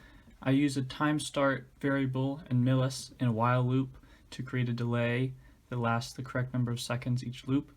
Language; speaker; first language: English; native; English